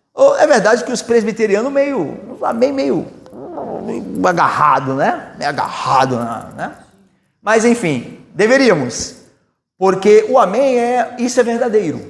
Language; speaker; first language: Portuguese; native; Portuguese